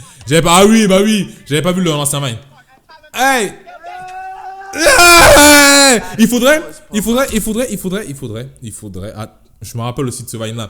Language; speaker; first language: French; native; French